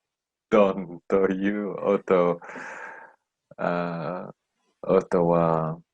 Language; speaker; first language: Japanese; non-native, learner; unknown